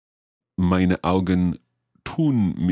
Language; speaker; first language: German; non-native, learner; English